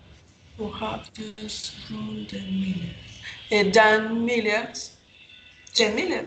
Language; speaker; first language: English; non-native, learner; Spanish